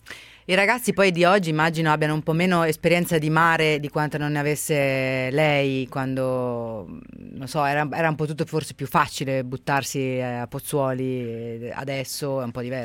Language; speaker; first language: Italian; native; Italian